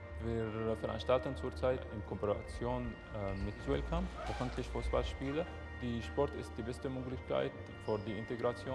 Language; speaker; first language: German; non-native, learner; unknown